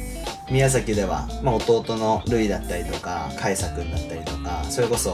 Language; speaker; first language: Japanese; native; Japanese